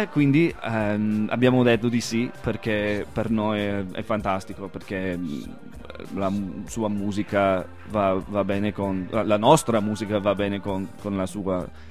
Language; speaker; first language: Italian; non-native, fluent; English